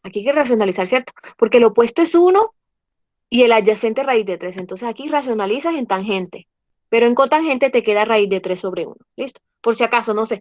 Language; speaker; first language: Spanish; native; Spanish